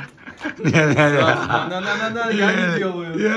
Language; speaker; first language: Russian; non-native, learner; Turkish